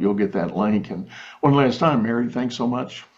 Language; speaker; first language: English; native; English